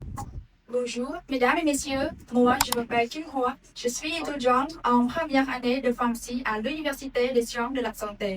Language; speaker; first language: French; non-native, learner; Khmer